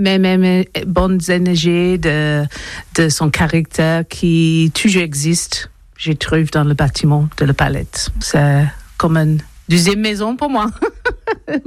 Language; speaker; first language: French; non-native, learner; English